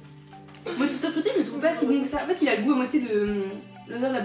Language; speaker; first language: French; native; French